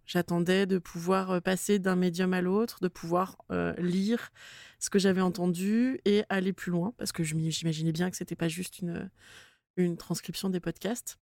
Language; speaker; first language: French; native; French